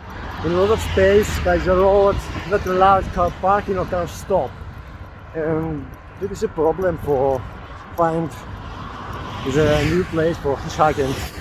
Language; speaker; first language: English; non-native, learner; Russian